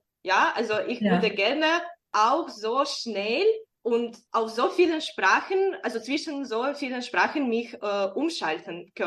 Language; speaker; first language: German; non-native, fluent; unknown